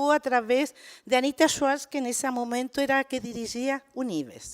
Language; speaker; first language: Portuguese; non-native, fluent; Spanish